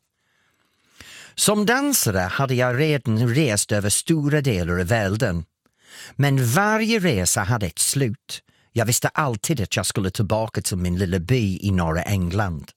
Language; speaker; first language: Swedish; non-native, fluent; English